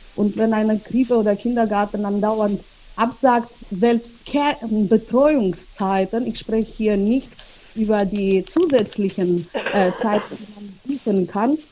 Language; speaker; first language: German; non-native, fluent; Georgian